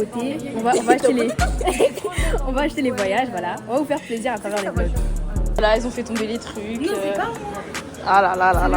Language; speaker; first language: French; native; French